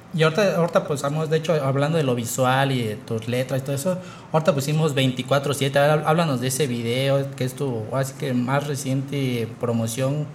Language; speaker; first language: Spanish; native; Spanish